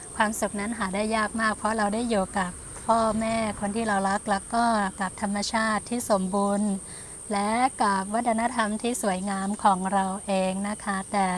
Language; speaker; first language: Thai; non-native, fluent; Shan